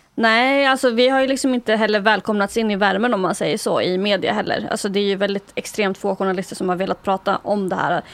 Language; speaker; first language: Swedish; early bilingual, other home language; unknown